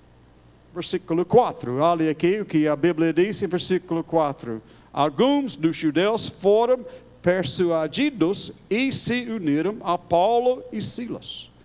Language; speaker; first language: Portuguese; non-native, fluent; English